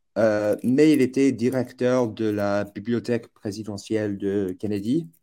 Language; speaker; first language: French; non-native, fluent; English